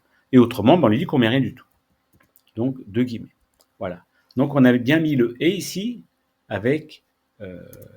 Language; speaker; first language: French; native; French